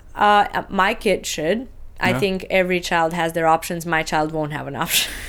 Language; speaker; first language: English; non-native, fluent; Romanian